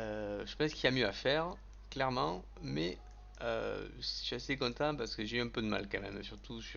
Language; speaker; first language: French; native; French